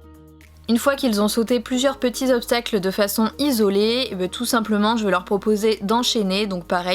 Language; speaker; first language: French; native; French